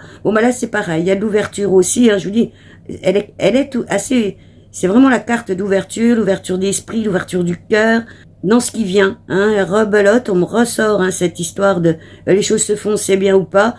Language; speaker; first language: French; native; French